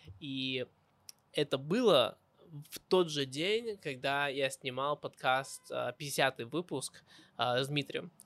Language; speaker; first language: Russian; early bilingual, heritage; Russian